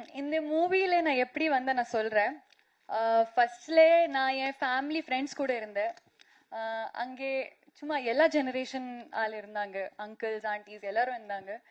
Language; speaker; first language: Tamil; non-native, fluent; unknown